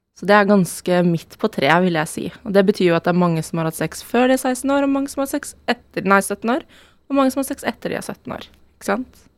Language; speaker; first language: Norwegian; native; Norwegian